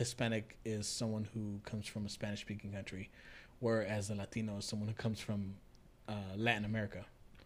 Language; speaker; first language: English; early bilingual, other home language; Spanish